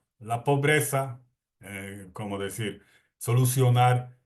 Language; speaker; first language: Spanish; non-native, fluent; Polish